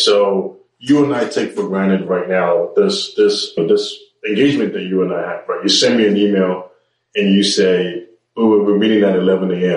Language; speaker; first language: English; non-native, local second language; Yoruba